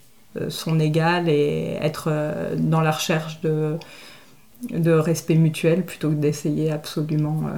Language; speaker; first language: French; native; French